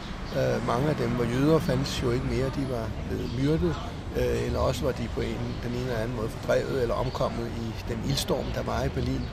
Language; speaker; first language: Danish; native; Danish